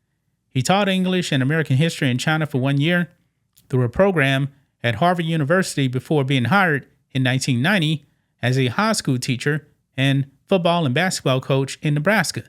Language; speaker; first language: English; native; English